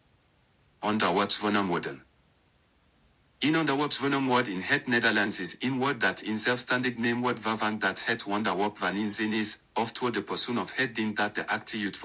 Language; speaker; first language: Dutch; non-native, learner; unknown